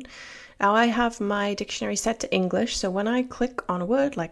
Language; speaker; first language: English; native; English